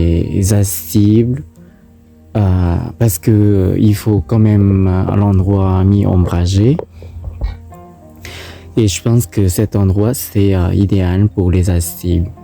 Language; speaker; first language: French; non-native, learner; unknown